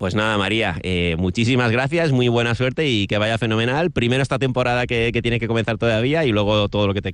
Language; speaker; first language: Spanish; native; Spanish